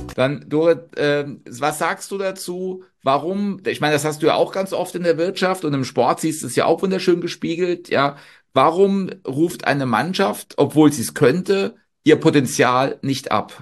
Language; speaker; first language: German; native; German